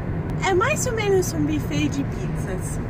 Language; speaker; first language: Portuguese; non-native, fluent; English